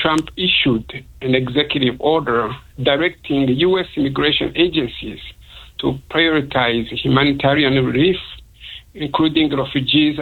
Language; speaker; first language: English; non-native, local second language; Kinyarwanda